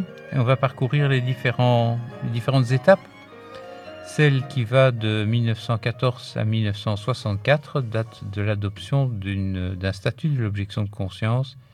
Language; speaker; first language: French; native; French